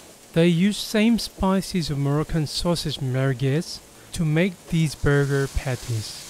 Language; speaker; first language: English; non-native, learner; Korean